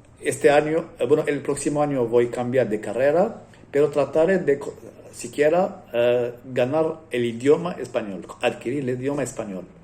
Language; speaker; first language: Spanish; non-native, fluent; Arabic